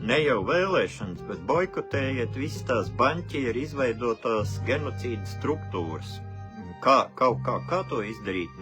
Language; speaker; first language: Latvian; native; Latvian